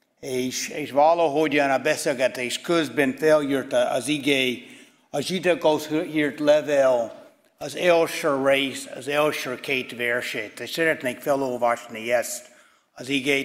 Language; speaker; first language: Hungarian; non-native, fluent; English